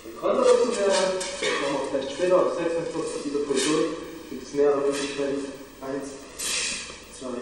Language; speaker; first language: German; native; German